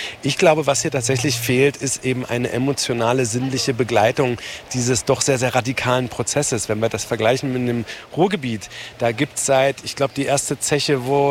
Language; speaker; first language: German; native; German